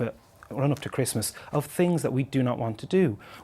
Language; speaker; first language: English; native; English